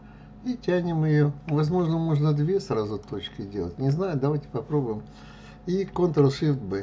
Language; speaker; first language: Russian; native; Russian